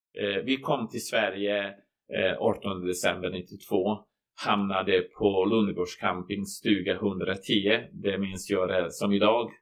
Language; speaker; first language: Swedish; non-native, fluent; Croatian